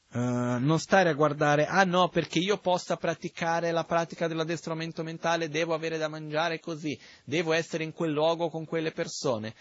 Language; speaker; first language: Italian; non-native, fluent; Portuguese